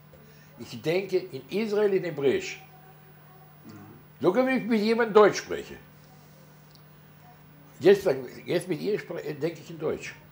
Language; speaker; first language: German; early bilingual, heritage; German